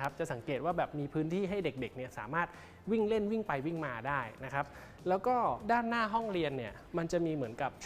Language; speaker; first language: Thai; native; Thai